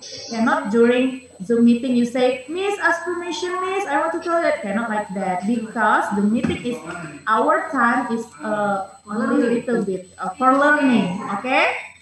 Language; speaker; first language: English; non-native, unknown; Indonesian